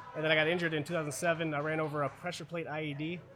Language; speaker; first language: English; early bilingual, other home language; German